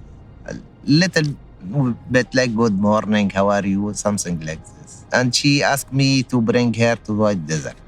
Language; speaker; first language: English; non-native, learner; Arabic